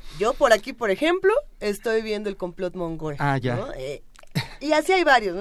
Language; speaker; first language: Spanish; native; Spanish